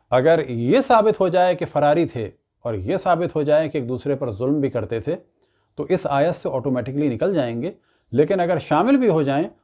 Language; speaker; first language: Urdu; native; Urdu